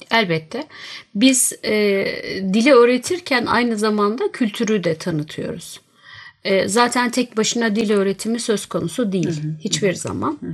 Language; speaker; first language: Turkish; native; Turkish